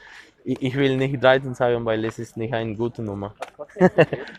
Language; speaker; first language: German; non-native, learner; Spanish